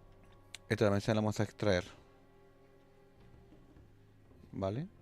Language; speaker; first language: Spanish; native; Spanish